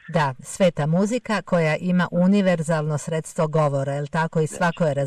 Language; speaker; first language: Serbian; native; Serbian